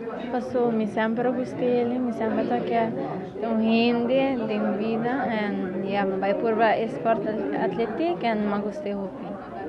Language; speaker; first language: Portuguese; non-native, learner; Papiamento